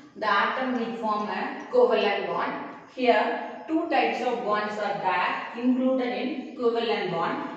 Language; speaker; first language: English; non-native, local second language; Tamil